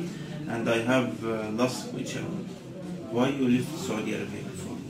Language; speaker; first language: English; non-native, learner; Arabic